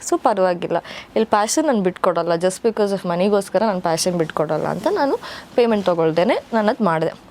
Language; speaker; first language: Kannada; non-native, local second language; Malayalam